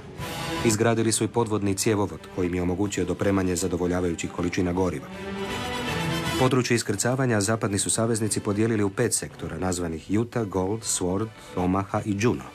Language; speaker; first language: Serbian; native; Serbian